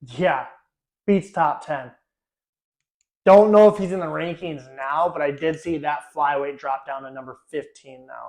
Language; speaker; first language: English; native; English